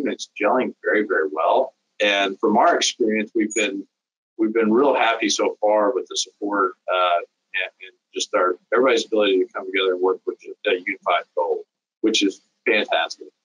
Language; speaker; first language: English; native; English